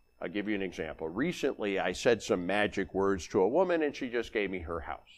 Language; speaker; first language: English; native; English